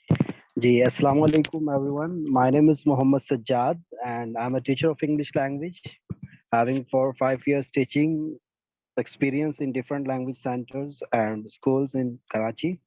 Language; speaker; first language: English; non-native, fluent; Urdu